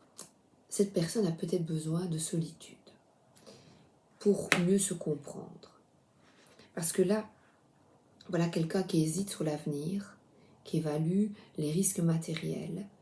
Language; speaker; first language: French; native; French